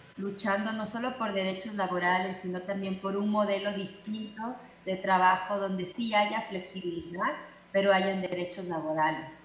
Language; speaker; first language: Spanish; native; Spanish